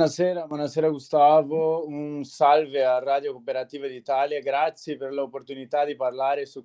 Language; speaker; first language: Italian; non-native, learner; Portuguese